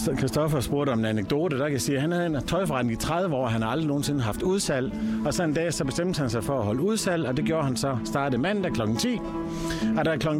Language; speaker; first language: Danish; native; Danish